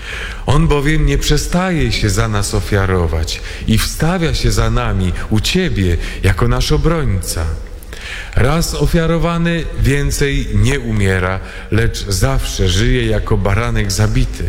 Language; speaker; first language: Polish; native; Polish